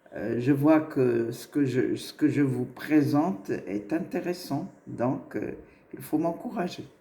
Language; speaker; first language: French; non-native, local second language; Arabic